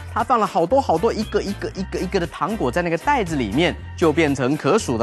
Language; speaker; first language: Chinese; native; Chinese